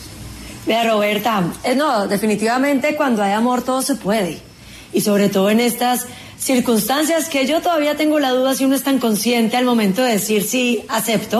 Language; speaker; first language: Spanish; native; Spanish